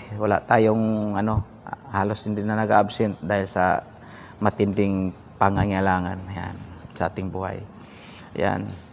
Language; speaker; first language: Filipino; native; Filipino